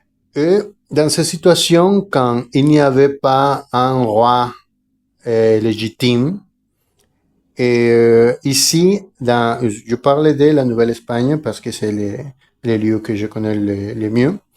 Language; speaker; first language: French; non-native, fluent; Spanish